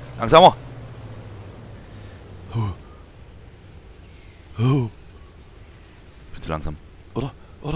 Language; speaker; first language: German; native; German